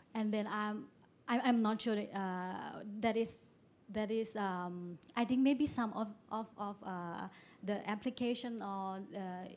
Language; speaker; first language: English; non-native, learner; Thai